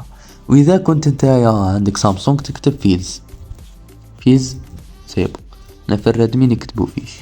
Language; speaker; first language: Arabic; native; Arabic